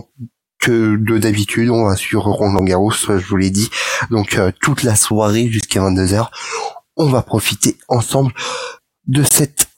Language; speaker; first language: French; native; French